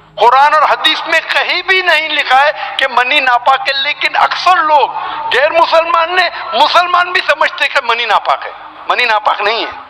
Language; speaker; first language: Urdu; non-native, local second language; Konkani